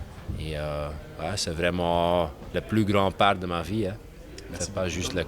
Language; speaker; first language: French; non-native, learner; Dutch